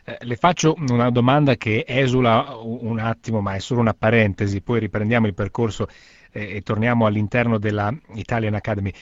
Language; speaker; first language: Italian; native; Italian